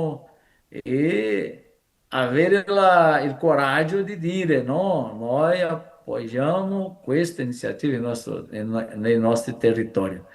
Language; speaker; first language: Italian; non-native, fluent; Portuguese